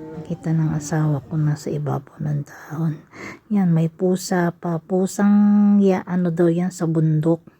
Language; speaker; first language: Filipino; native; Filipino